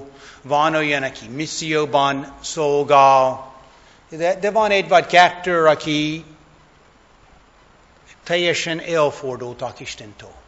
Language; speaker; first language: Hungarian; non-native, fluent; English